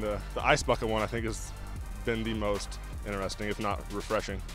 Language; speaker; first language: English; native; English